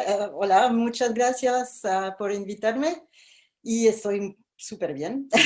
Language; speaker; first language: Spanish; non-native, fluent; French